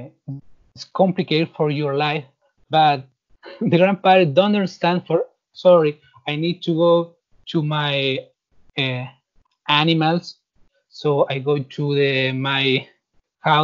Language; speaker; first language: English; non-native, learner; Spanish